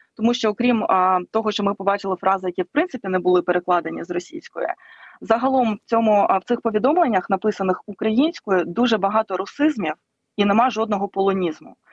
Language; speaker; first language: Ukrainian; native; Ukrainian